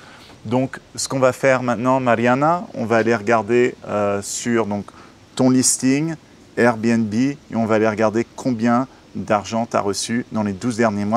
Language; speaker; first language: French; native; French